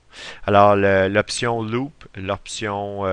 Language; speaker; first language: French; native; French